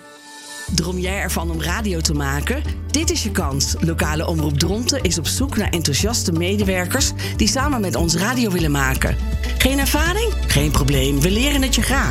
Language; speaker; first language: Dutch; native; Dutch